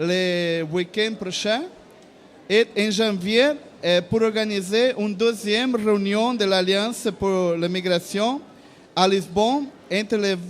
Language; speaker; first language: French; non-native, learner; Portuguese